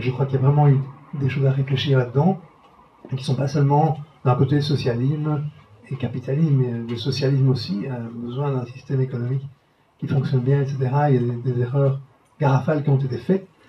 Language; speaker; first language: French; native; French